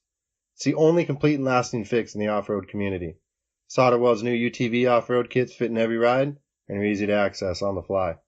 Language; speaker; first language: English; native; English